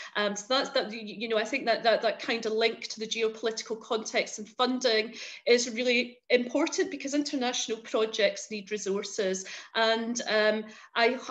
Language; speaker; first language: English; native; English